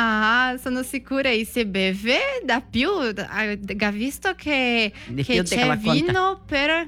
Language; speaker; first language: Italian; non-native, learner; Portuguese